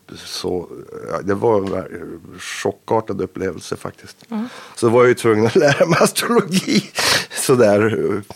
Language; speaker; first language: Swedish; native; Swedish